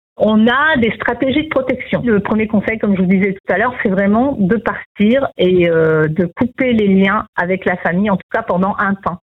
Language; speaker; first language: French; native; French